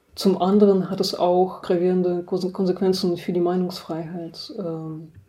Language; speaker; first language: German; non-native, fluent; Russian